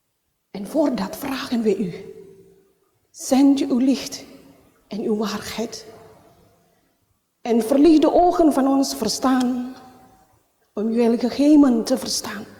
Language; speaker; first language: Dutch; non-native, learner; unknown